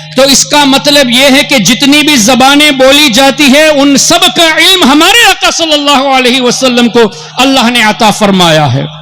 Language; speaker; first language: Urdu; non-native, fluent; Memoni